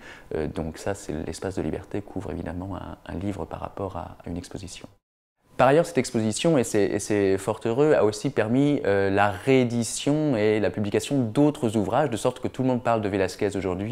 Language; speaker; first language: French; native; French